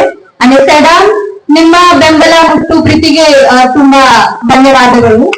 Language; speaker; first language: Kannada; non-native, learner; Hindi